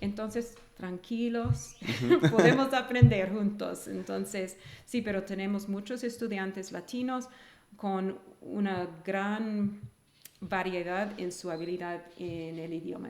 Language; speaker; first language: Spanish; non-native, fluent; English